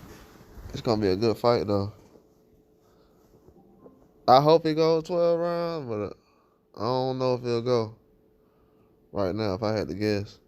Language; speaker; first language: English; native; English